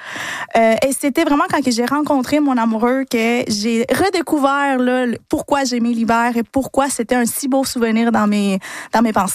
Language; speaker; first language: French; early bilingual, other home language; Spanish